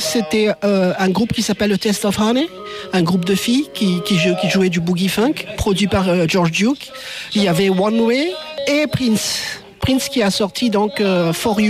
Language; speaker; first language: French; non-native, local second language; Malagasy